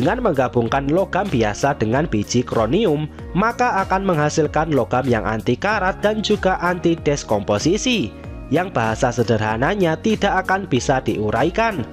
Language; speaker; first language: Indonesian; native; Indonesian